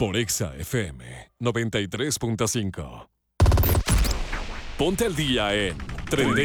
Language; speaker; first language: Spanish; native; Spanish